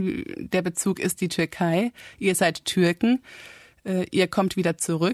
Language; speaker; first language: German; native; German